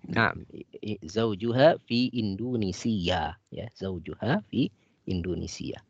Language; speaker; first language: Arabic; non-native, fluent; Indonesian